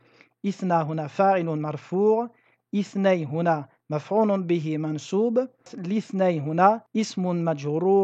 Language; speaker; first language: Arabic; non-native, fluent; French